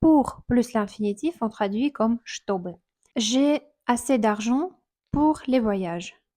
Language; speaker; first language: French; non-native, fluent; Russian